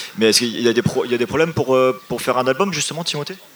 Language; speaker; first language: French; native; French